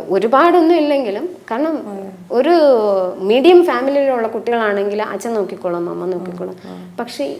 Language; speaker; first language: Malayalam; non-native, local second language; Tamil